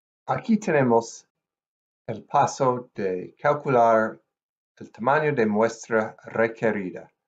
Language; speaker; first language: Spanish; non-native, fluent; English